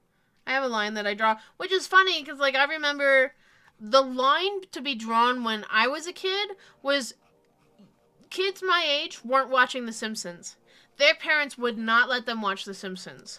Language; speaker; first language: English; native; English